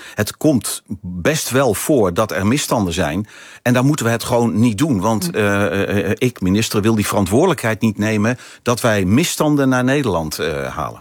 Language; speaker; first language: Dutch; native; Dutch